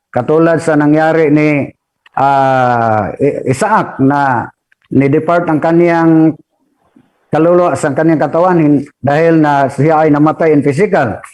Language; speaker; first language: Filipino; non-native, local second language; Cebuano